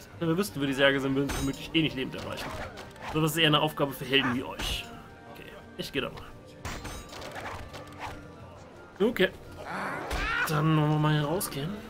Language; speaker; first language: German; native; German